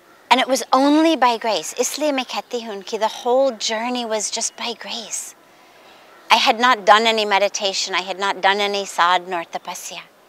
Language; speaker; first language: English; native; English